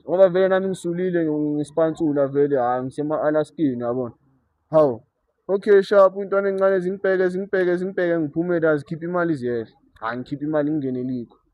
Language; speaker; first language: Zulu; native; Zulu